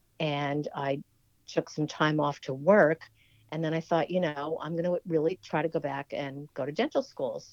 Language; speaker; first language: English; native; English